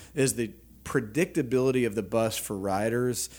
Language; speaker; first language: English; native; English